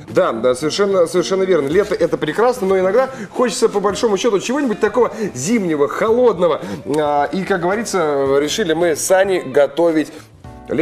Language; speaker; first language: Russian; native; Russian